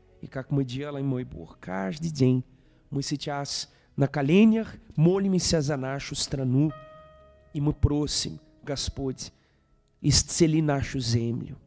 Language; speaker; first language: Russian; non-native, fluent; Portuguese